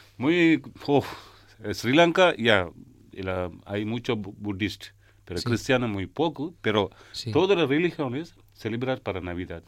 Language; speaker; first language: Spanish; non-native, learner; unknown